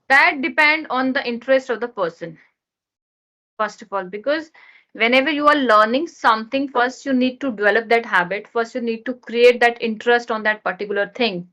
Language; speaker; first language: English; non-native, learner; Hindi